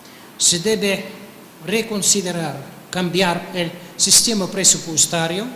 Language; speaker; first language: Spanish; non-native, fluent; Russian